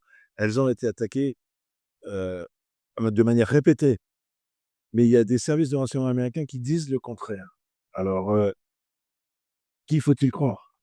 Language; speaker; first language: French; native; French